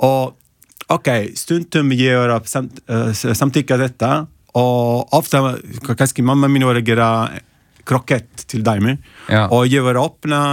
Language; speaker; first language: Icelandic; non-native, learner; Italian